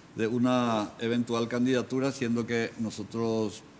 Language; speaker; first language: Spanish; native; Spanish